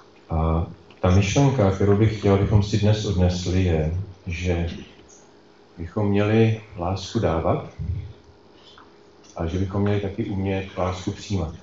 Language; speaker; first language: Czech; native; Czech